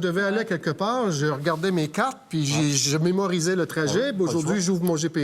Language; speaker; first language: French; native; French